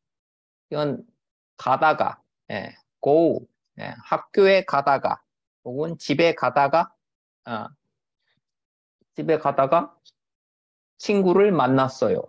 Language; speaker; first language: Korean; native; Korean